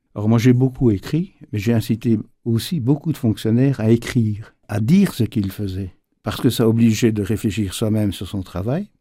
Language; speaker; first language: French; native; French